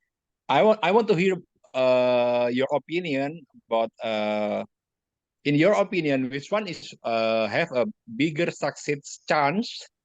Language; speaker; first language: English; non-native, learner; Indonesian